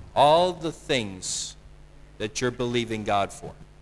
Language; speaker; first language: English; native; English